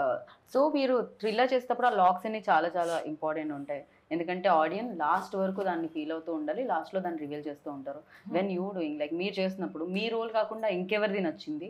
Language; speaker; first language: Telugu; native; Telugu